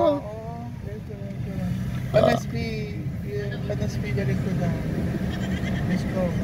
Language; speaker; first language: English; non-native, learner; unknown